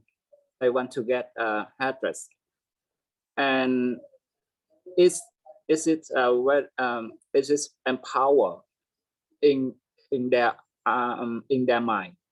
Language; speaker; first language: English; non-native, learner; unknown